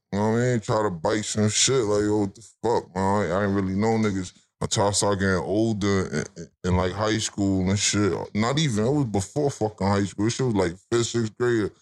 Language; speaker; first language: English; native; English